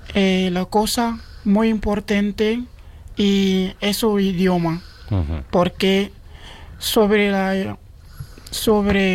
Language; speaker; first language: Spanish; non-native, learner; Bambara